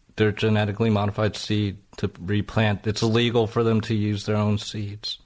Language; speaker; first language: English; native; English